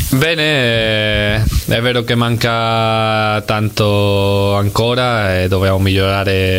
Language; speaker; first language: Italian; non-native, fluent; Spanish